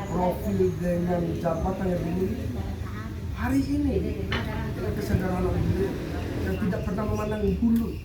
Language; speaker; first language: Indonesian; non-native, local second language; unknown